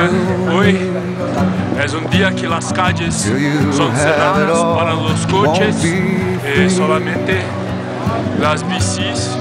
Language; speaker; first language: Spanish; non-native, learner; Portuguese